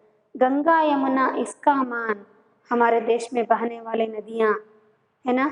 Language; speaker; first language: Hindi; non-native, local second language; Kannada